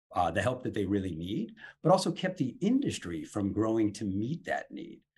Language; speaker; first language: English; native; English